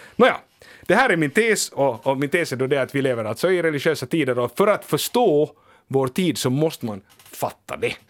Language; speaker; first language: Swedish; native; Swedish